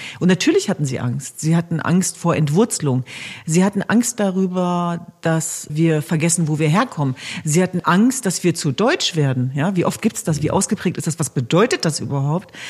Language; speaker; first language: German; early bilingual, other home language; Kurdish